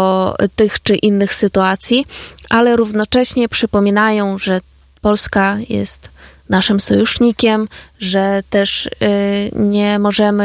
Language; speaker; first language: Polish; non-native, fluent; Ukrainian